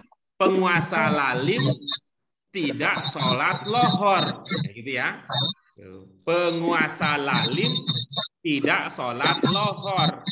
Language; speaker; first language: Indonesian; native; Indonesian